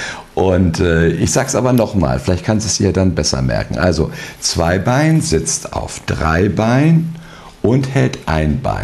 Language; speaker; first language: German; native; German